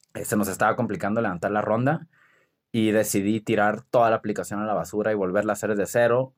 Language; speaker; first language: Spanish; native; Spanish